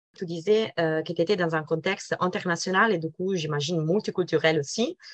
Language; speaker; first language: French; non-native, fluent; Italian